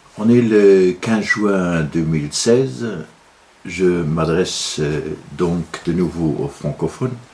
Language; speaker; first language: French; non-native, local second language; Luxembourgish